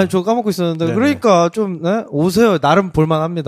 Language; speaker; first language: Korean; native; Korean